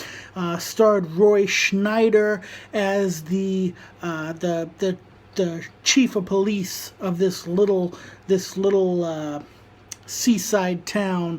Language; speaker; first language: English; native; English